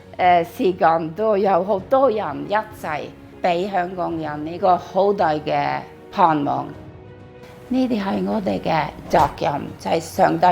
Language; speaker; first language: Cantonese; non-native, fluent; Norwegian